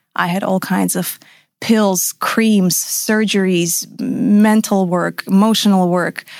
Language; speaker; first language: English; non-native, fluent; Russian